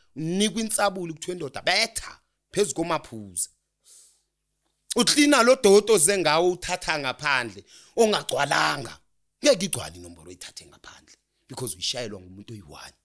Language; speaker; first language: Zulu; non-native, local second language; Xhosa